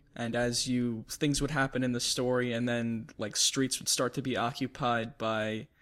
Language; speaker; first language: English; native; English